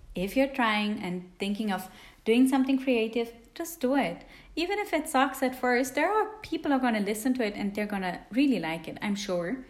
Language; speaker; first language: English; non-native, fluent; Italian